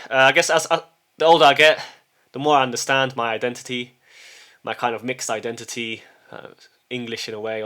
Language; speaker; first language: English; early bilingual, heritage; English